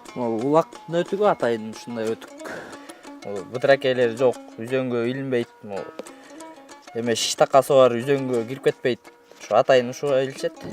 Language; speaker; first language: Kyrgyz; non-native, local second language; Russian